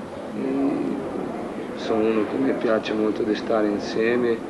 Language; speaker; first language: Italian; non-native, fluent; Portuguese